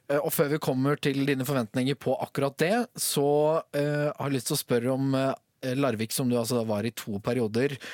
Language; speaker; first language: Norwegian; native; Norwegian